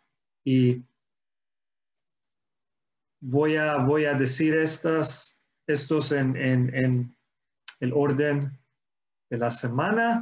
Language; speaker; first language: Spanish; non-native, fluent; English